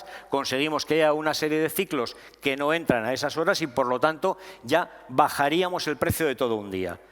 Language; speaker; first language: Spanish; native; Spanish